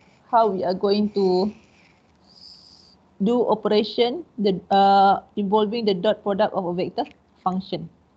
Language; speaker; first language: English; non-native, local second language; Malay